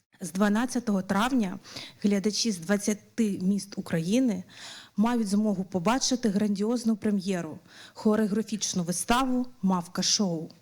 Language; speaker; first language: Ukrainian; native; Ukrainian